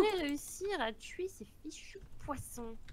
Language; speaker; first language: French; native; French